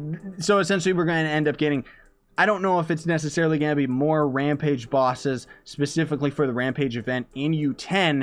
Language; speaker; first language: English; native; English